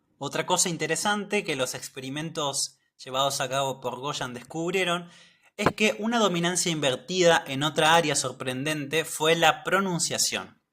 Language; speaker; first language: Spanish; native; Spanish